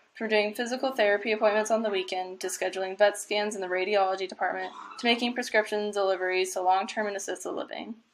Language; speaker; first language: English; native; English